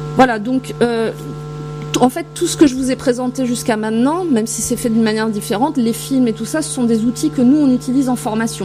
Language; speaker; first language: French; native; French